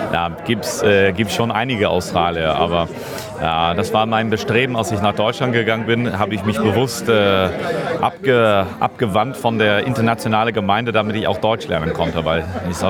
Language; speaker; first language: German; non-native, fluent; English